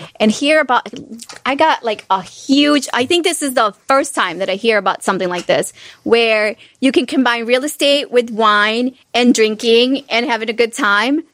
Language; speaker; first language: English; non-native, fluent; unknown